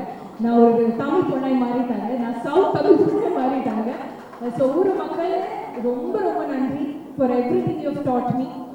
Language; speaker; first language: Tamil; non-native, learner; Malayalam